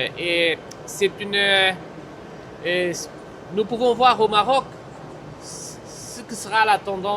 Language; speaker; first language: French; non-native, fluent; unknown